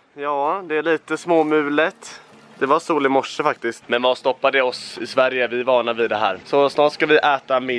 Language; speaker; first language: Swedish; native; Swedish